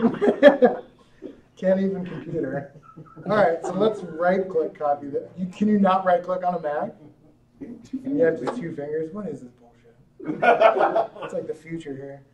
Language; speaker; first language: English; native; English